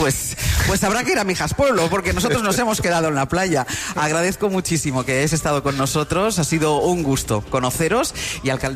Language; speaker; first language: Spanish; native; Spanish